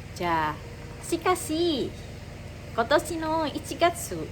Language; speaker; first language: Japanese; non-native, learner; Indonesian